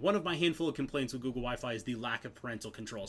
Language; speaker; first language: English; native; English